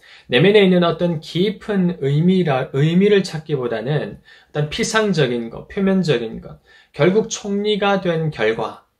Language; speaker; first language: Korean; native; Korean